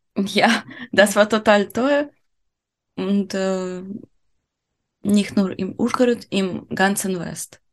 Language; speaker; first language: German; non-native, learner; Ukrainian